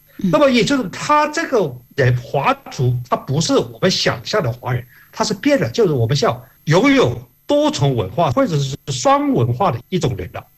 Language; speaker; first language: Chinese; non-native, local second language; Hakka Chinese